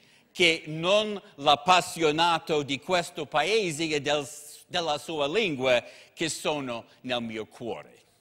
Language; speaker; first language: Italian; non-native, learner; English